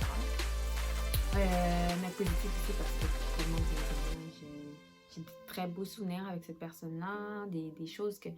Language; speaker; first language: French; native; French